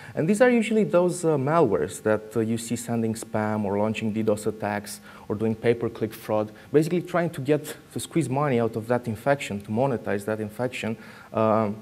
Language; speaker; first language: English; non-native, fluent; Romanian